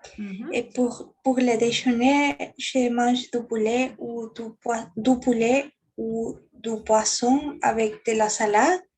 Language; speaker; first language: French; non-native, learner; Spanish